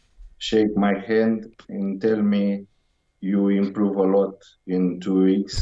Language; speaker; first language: English; non-native, learner; Romanian